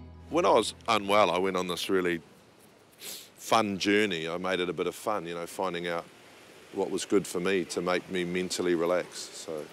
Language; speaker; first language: English; native; English